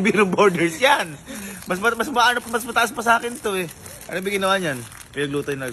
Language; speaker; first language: Filipino; native; Filipino